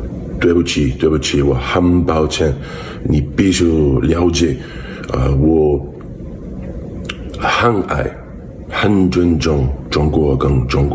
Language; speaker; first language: Chinese; non-native, learner; English